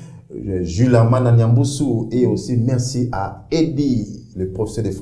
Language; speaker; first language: French; non-native, fluent; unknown